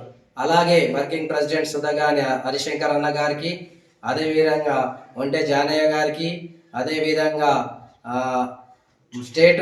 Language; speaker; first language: Telugu; native; Telugu